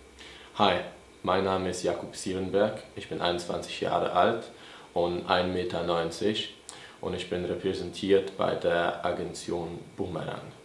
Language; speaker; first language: German; non-native, fluent; Polish